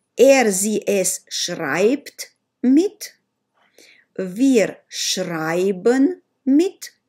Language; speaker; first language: German; non-native, learner; Romanian